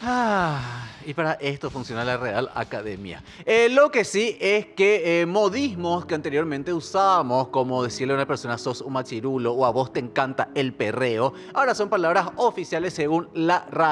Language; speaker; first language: Spanish; native; Spanish